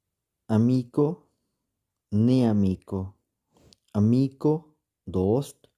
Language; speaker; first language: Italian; non-native, fluent; Urdu